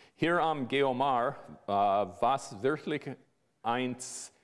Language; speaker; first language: German; non-native, learner; English